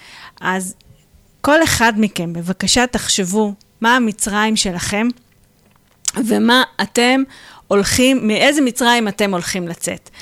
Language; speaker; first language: Hebrew; native; Hebrew